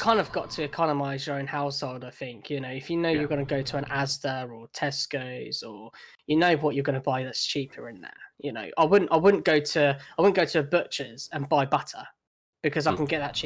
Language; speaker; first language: English; native; English